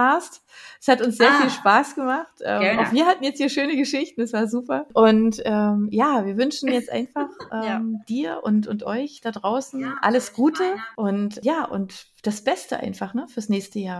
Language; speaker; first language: German; native; German